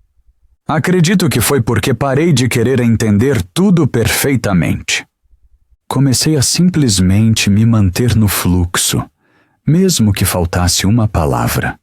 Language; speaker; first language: Portuguese; non-native, fluent; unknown